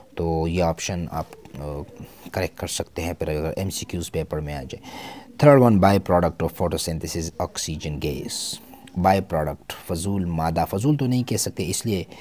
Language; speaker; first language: Urdu; non-native, local second language; Pashto